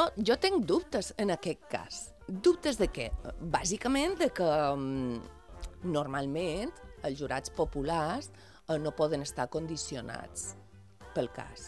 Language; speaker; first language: Catalan; native; Catalan